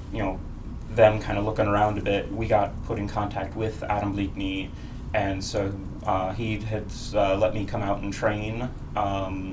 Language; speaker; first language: English; native; English